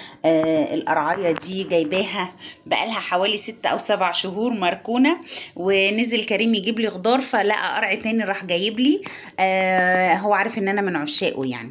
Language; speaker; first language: Arabic; native; Arabic